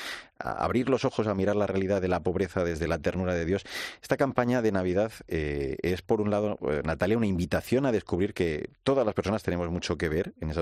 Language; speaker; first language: Spanish; native; Spanish